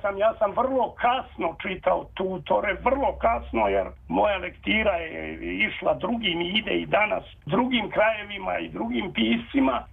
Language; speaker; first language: Serbian; native; Serbian